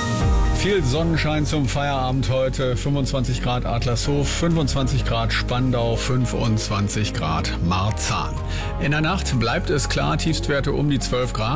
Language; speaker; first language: German; native; German